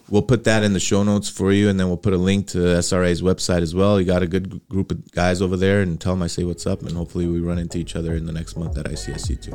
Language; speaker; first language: English; early bilingual, other home language; Arabic